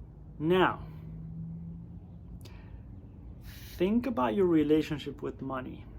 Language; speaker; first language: English; native; English